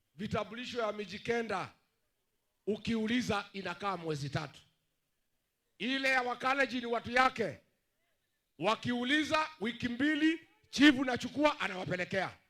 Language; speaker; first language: Swahili; non-native, local second language; Kikuyu